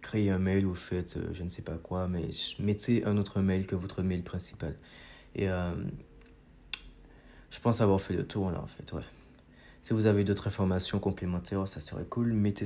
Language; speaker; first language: French; native; French